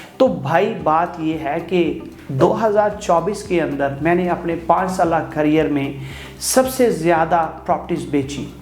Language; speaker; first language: Urdu; native; Urdu